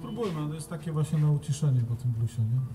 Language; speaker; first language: Polish; native; Polish